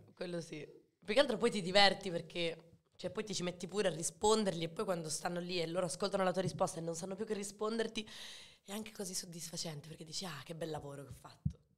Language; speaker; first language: Italian; early bilingual, other home language; Arabic